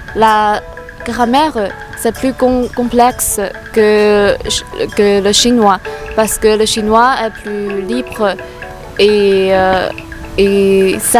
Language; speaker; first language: French; non-native, fluent; Chinese